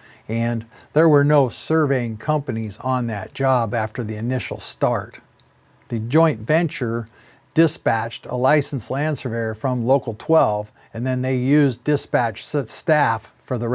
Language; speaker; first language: English; native; English